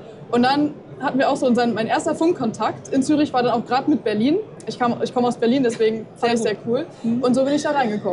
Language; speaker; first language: German; native; German